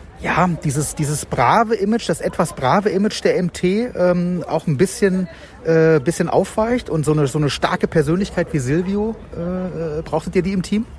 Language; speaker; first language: German; native; German